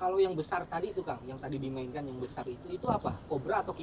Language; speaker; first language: Indonesian; native; Indonesian